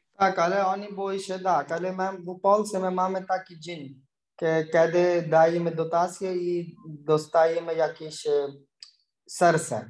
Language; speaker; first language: Polish; non-native, learner; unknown